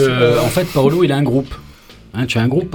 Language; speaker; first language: French; native; French